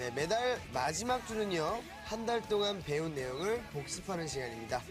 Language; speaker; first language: Korean; native; Korean